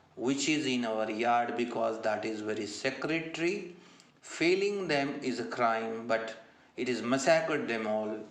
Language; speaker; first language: English; non-native, local second language; Marathi